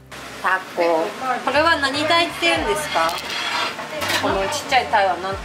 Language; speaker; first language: Japanese; native; Japanese